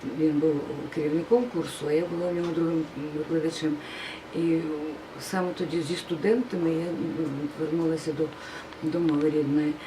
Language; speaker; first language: Ukrainian; non-native, local second language; Russian